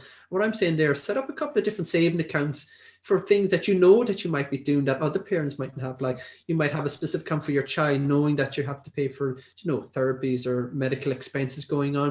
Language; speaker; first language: English; native; English